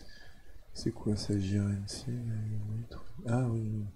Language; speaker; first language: French; native; French